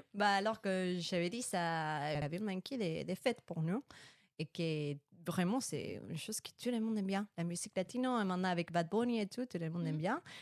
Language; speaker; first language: French; non-native, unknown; Spanish